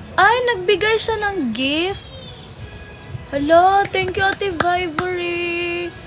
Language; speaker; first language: Filipino; non-native, local second language; Cebuano